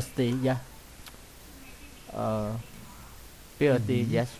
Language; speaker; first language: English; non-native, learner; Vietnamese